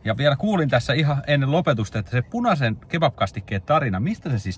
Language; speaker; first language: Finnish; native; Finnish